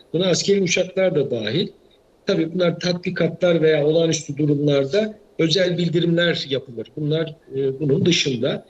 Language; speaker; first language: Turkish; native; Turkish